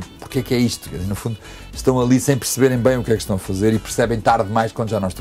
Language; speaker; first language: Portuguese; native; Portuguese